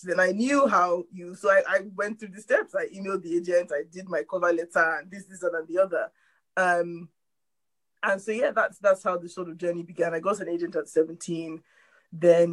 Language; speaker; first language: English; non-native, local second language; Yoruba